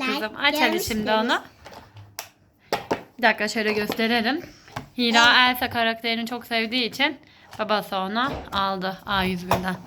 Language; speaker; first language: Turkish; native; Turkish